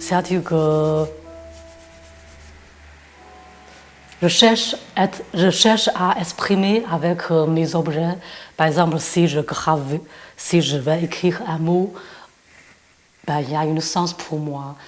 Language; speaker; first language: French; non-native, fluent; Chinese